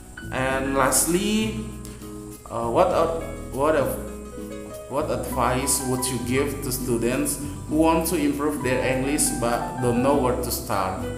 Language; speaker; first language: English; non-native, fluent; Indonesian